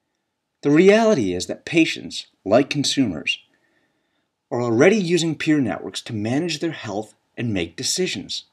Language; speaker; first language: English; native; English